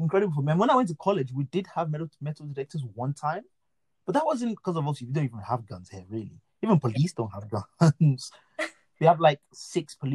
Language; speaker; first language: English; non-native, local second language; Yoruba